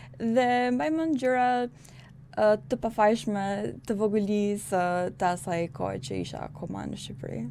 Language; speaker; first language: Albanian; early bilingual, heritage; Albanian